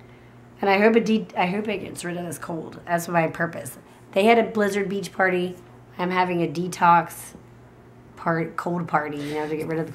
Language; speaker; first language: English; native; English